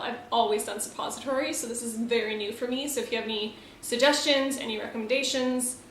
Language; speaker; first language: English; native; English